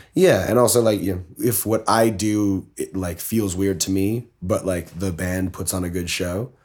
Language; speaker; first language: English; native; English